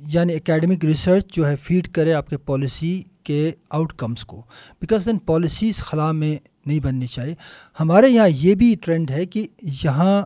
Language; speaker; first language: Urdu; non-native, local second language; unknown